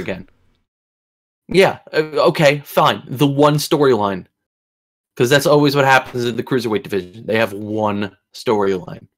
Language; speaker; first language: English; native; English